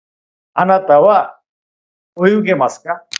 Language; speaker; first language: Japanese; non-native, fluent; Bangla